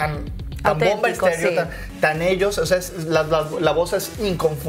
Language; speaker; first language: Spanish; native; Spanish